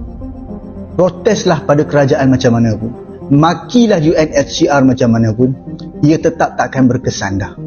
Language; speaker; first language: Malay; native; Malay